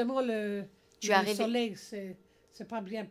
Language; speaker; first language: French; non-native, learner; English